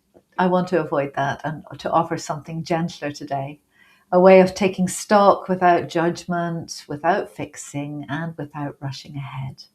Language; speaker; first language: English; native; English